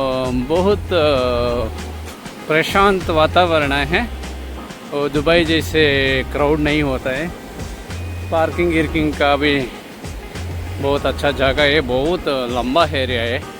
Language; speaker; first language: Hindi; non-native, local second language; Kannada